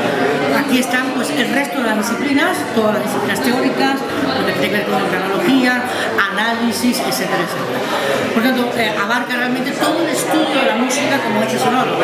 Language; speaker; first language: Spanish; native; Spanish